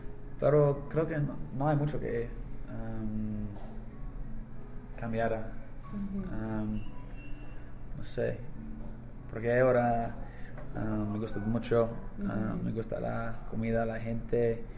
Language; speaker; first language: Spanish; non-native, learner; English